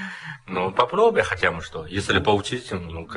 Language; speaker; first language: Russian; non-native, learner; Chinese